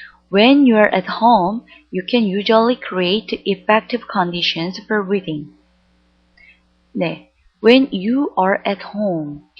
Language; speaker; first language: English; non-native, fluent; Korean